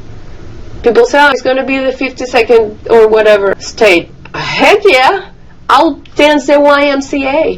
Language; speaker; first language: English; non-native, fluent; Spanish